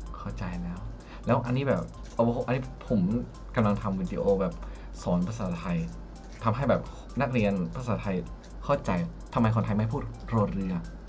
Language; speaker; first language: Thai; non-native, fluent; Indonesian